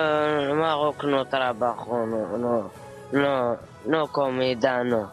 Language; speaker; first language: Spanish; non-native, learner; Arabic